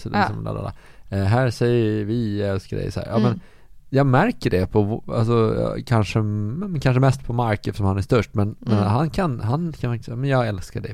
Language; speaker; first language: Swedish; native; Swedish